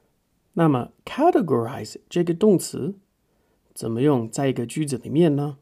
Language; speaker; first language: Chinese; non-native, fluent; English